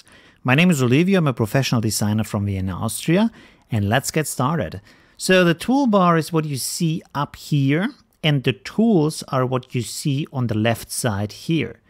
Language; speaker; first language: English; non-native, fluent; German